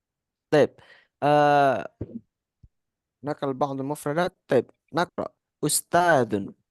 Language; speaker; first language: Arabic; non-native, fluent; Indonesian